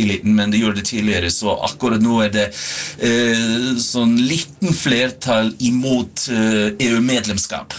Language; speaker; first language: Swedish; non-native, fluent; Icelandic